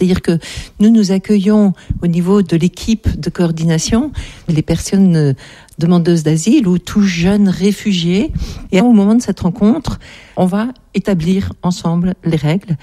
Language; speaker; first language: French; native; French